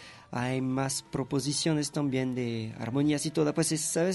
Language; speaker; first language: Spanish; non-native, fluent; French